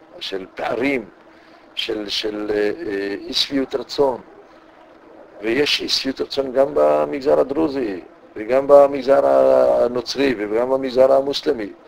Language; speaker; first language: Hebrew; early bilingual, other home language; Romanian